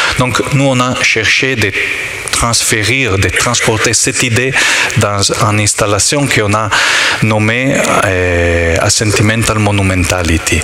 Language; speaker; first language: French; non-native, learner; Italian